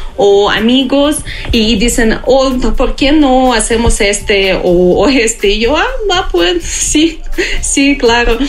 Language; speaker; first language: Spanish; non-native, learner; Russian